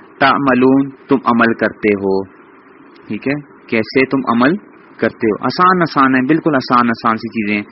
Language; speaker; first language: Urdu; native; Urdu